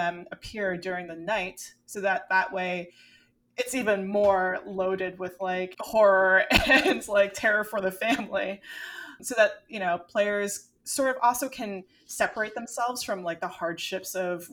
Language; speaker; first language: English; non-native, local second language; Cantonese